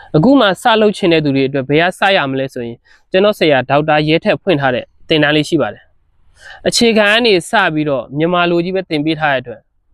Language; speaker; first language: Burmese; native; Burmese